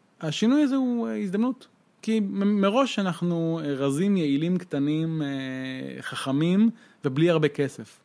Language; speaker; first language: Hebrew; native; Hebrew